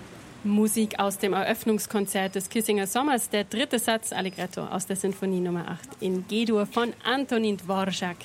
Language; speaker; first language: German; native; German